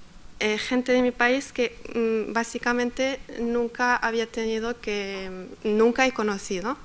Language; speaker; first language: Spanish; non-native, fluent; Arabic